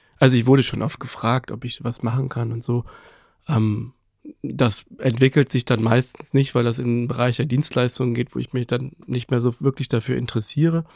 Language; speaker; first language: German; early bilingual, other home language; Persian